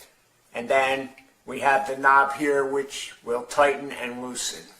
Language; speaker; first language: English; native; English